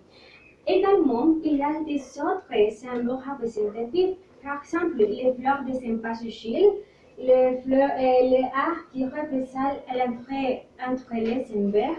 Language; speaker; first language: French; non-native, learner; Spanish